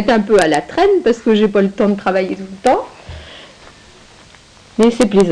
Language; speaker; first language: French; native; French